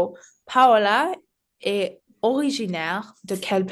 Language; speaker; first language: French; non-native, learner; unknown